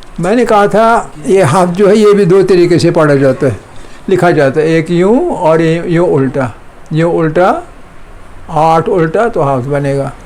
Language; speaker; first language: Urdu; non-native, local second language; Kashmiri